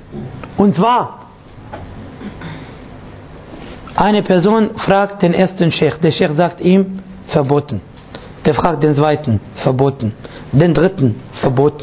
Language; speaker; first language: German; non-native, fluent; Arabic